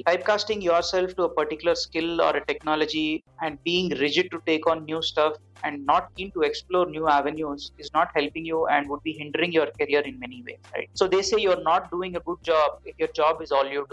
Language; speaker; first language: English; non-native, local second language; Telugu